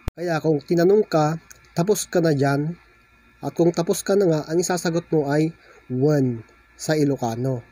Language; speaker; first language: Filipino; non-native, local second language; Iloko